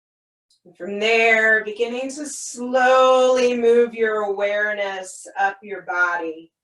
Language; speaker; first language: English; native; English